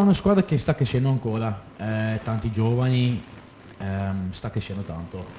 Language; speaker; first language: Italian; non-native, fluent; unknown